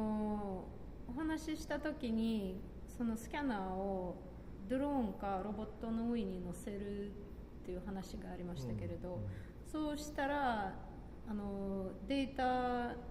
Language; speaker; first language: Japanese; non-native, fluent; Russian